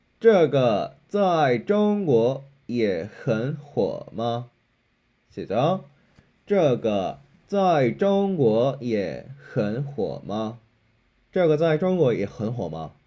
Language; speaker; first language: Chinese; non-native, fluent; Korean